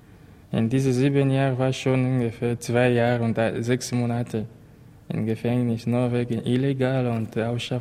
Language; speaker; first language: German; non-native, learner; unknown